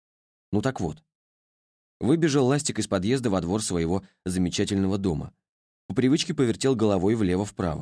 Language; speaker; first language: Russian; native; Russian